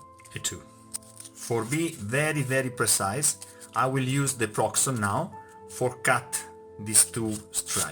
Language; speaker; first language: English; non-native, fluent; Italian